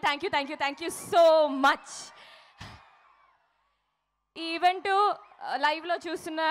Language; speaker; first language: Telugu; native; Telugu